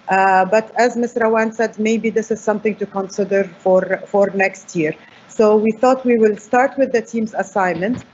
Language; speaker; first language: English; non-native, fluent; Arabic